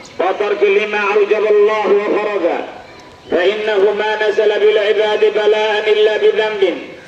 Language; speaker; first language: Arabic; non-native, fluent; Bangla